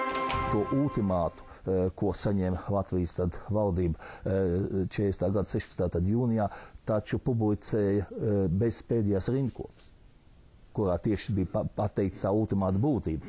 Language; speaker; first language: Latvian; native; Latvian